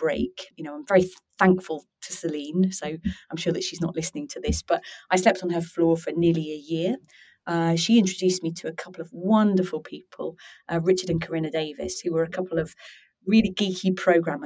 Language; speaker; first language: English; native; English